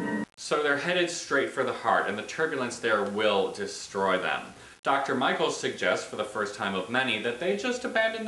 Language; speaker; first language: English; native; English